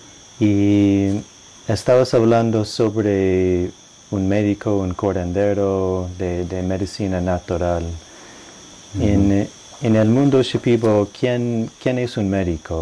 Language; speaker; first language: Spanish; non-native, fluent; English